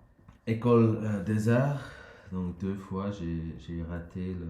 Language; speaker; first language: French; non-native, learner; Dutch